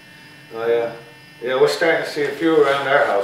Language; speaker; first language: English; native; English